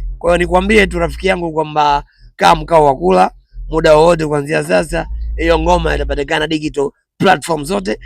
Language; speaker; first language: Swahili; native; Swahili